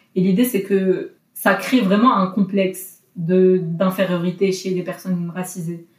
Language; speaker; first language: French; non-native, local second language; Arabic